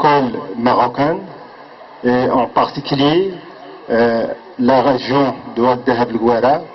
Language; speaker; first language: French; non-native, local second language; Arabic